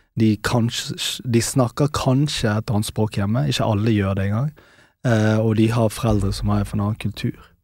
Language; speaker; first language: Norwegian; early bilingual, other home language; Urdu